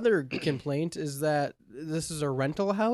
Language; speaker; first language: English; native; English